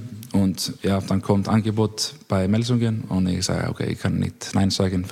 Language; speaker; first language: German; non-native, learner; Icelandic